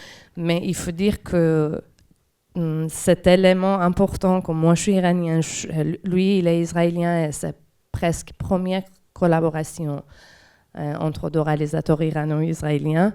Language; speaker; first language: French; non-native, fluent; Persian